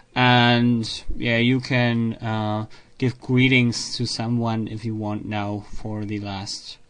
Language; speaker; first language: English; non-native, learner; German